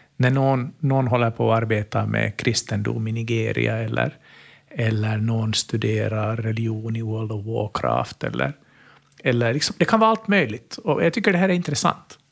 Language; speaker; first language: Swedish; native; Swedish